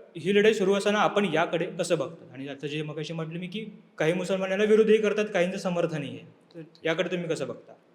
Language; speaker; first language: Marathi; native; Marathi